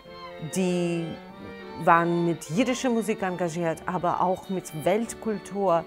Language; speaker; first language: German; non-native, fluent; Russian